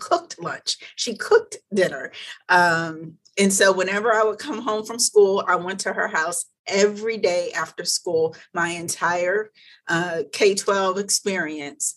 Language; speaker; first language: English; native; English